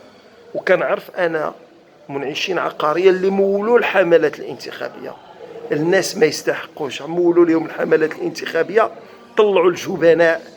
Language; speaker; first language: Arabic; native; Arabic